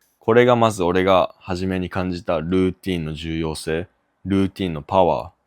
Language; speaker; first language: Japanese; native; Japanese